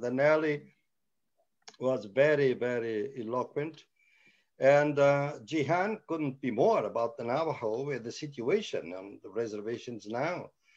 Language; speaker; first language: English; non-native, fluent; Portuguese